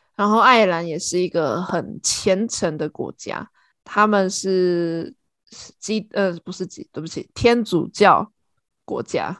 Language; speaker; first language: Chinese; native; Chinese